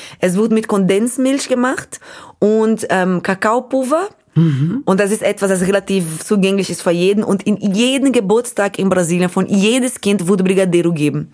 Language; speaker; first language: German; non-native, fluent; Portuguese